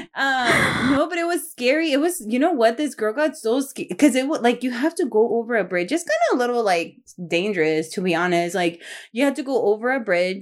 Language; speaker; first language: English; native; English